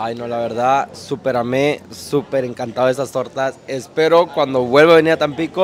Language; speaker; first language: Spanish; native; Spanish